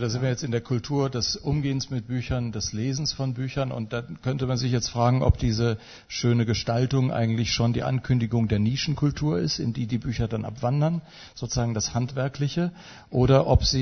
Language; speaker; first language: German; native; German